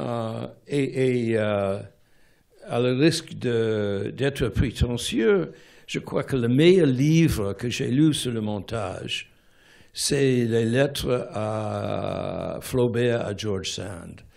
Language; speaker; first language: French; non-native, fluent; English